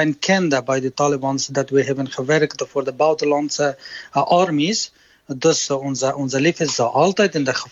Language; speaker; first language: Dutch; non-native, learner; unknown